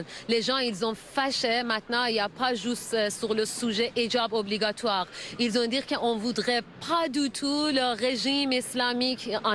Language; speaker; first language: French; non-native, learner; Persian